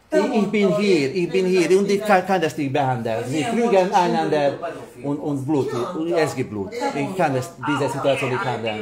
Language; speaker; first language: German; non-native, learner; Hungarian